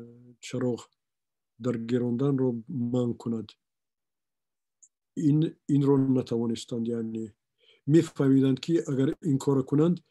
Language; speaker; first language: Persian; non-native, local second language; Shughni